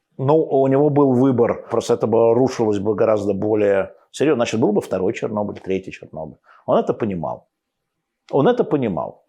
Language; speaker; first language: Russian; native; Russian